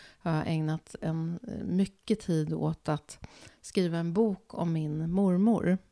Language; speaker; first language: Swedish; early bilingual, other home language; Polish